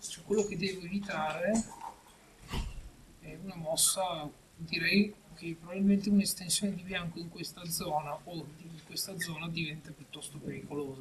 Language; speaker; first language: Italian; native; Italian